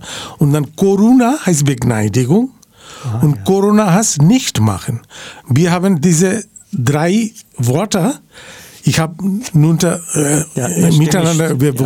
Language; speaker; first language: German; non-native, learner; Bangla